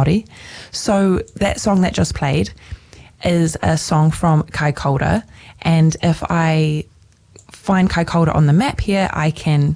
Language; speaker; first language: English; native; English